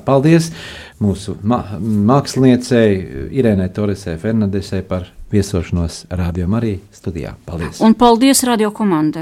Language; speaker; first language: Latvian; native; Latvian